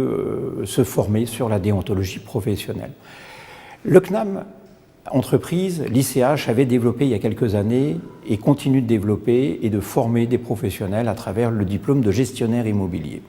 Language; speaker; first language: French; native; French